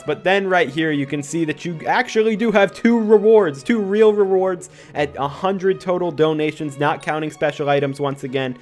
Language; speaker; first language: English; native; English